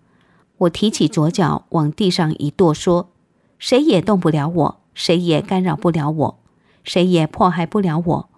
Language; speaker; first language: Chinese; native; Chinese